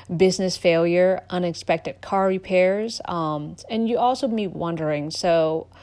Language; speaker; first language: English; non-native, fluent; Lao